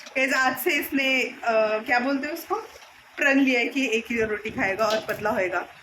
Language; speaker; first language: Hindi; non-native, local second language; Marathi